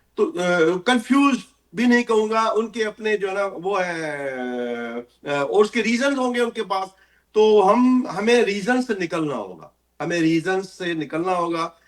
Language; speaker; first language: Urdu; non-native, local second language; Sindhi